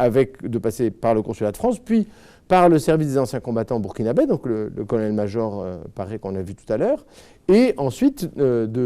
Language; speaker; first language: French; native; French